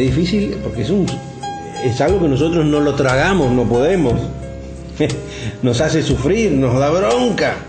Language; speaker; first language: Spanish; native; Spanish